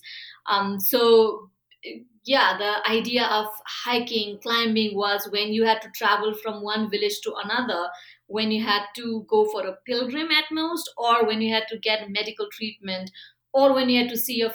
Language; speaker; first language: English; non-native, local second language; Nepali